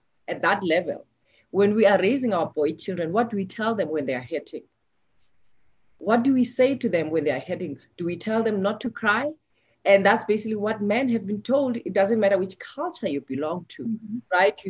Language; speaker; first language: English; non-native, local second language; Xhosa